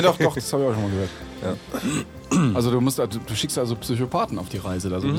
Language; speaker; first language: German; native; German